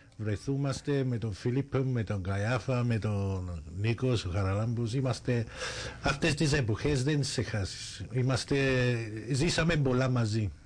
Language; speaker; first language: Greek; early bilingual, heritage; Greek